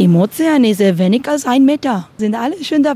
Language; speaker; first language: German; non-native, learner; Spanish